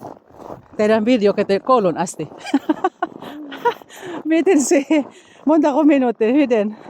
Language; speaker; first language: Finnish; non-native, learner; Bikol